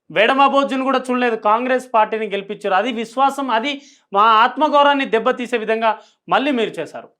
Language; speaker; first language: Telugu; native; Telugu